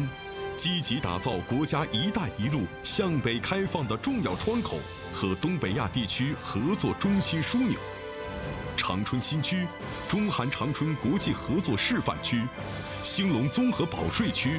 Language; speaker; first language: Chinese; native; Chinese